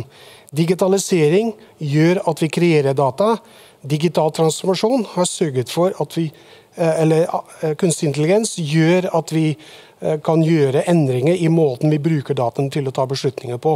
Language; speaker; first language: Norwegian; non-native, fluent; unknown